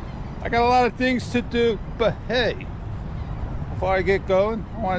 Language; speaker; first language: English; native; English